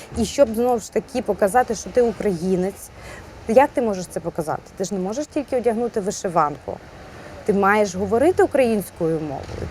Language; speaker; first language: Ukrainian; non-native, local second language; Russian